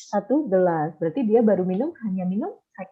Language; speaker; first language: Indonesian; native; Indonesian